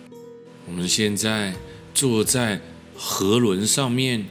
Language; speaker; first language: Chinese; native; Chinese